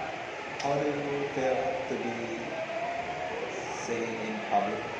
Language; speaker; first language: English; non-native, learner; Indonesian